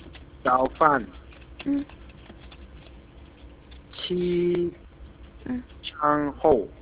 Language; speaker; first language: Chinese; non-native, learner; Korean